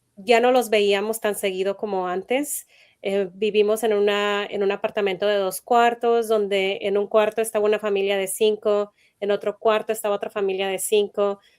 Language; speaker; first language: Spanish; native; Spanish